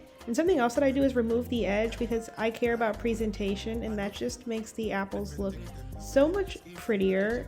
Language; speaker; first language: English; native; English